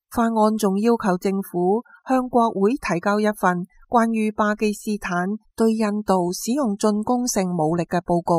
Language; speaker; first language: Chinese; non-native, local second language; Cantonese